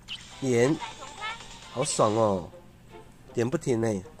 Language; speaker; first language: Chinese; native; Chinese